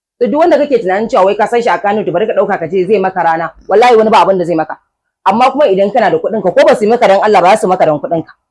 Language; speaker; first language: Hausa; native; Hausa